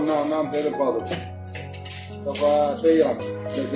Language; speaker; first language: Arabic; native; Arabic